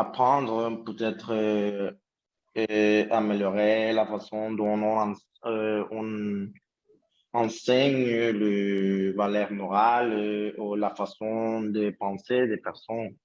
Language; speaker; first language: French; non-native, learner; Spanish